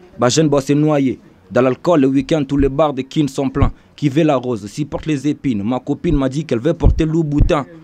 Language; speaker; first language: French; non-native, local second language; Lingala